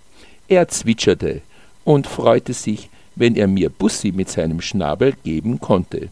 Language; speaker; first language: German; native; German